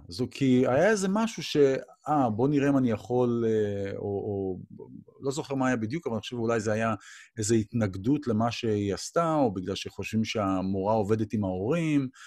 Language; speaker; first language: Hebrew; native; Hebrew